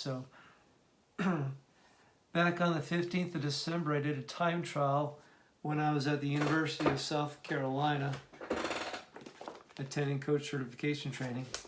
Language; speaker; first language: English; native; English